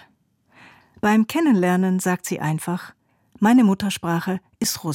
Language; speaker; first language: German; native; German